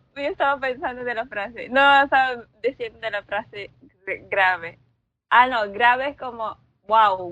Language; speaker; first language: Spanish; non-native, learner; Filipino